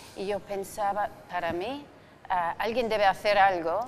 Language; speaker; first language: Spanish; non-native, fluent; English